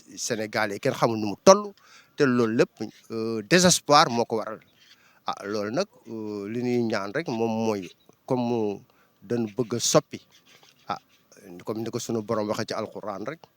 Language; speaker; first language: Wolof; native; Wolof